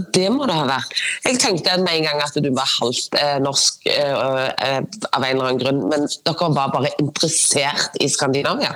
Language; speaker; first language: Norwegian; native; Norwegian